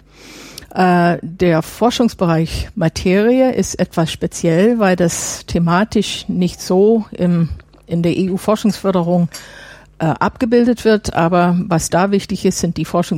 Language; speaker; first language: German; non-native, fluent; English